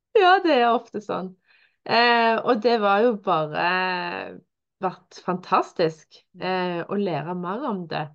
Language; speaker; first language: Norwegian; native; Norwegian